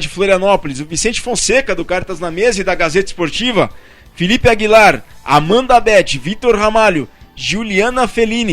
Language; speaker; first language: Portuguese; native; Portuguese